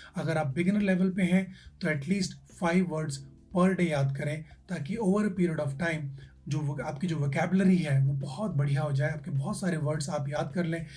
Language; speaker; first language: Hindi; native; Hindi